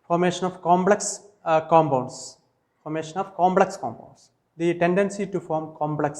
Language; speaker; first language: English; non-native, local second language; Malayalam